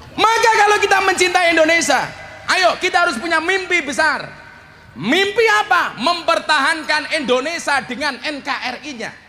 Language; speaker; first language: Indonesian; non-native, local second language; Javanese